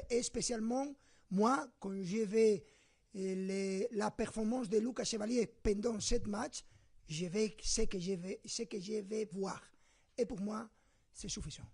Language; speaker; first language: French; non-native, fluent; Spanish